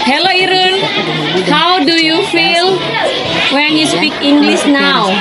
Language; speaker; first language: English; non-native, learner; Indonesian